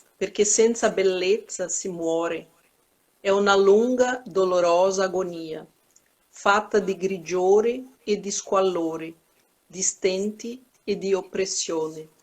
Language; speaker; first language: Italian; non-native, fluent; Portuguese